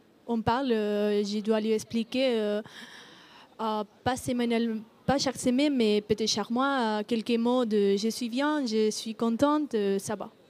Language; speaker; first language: French; non-native, learner; Spanish